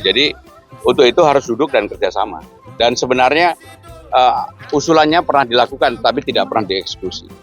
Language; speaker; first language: Indonesian; native; Indonesian